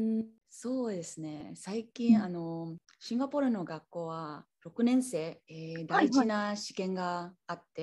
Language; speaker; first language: Japanese; non-native, learner; English